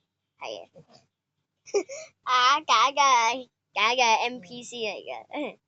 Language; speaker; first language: Chinese; native; Chinese